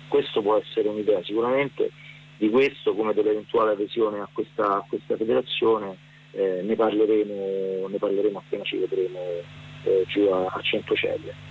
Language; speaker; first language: Italian; native; Italian